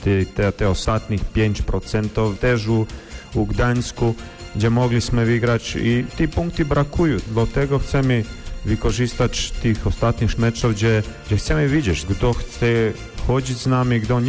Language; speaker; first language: Polish; non-native, learner; Croatian